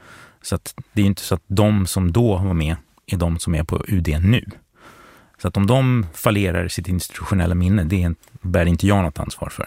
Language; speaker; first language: Swedish; native; Swedish